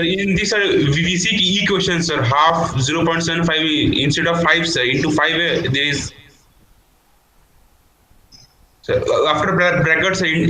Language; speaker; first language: English; non-native, learner; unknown